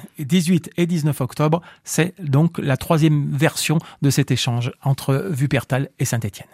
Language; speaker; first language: French; native; French